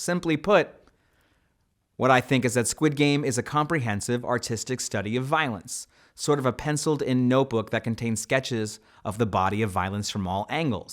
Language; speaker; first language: English; native; English